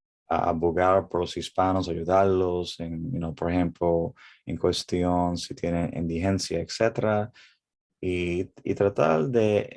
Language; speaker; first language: Spanish; early bilingual, heritage; English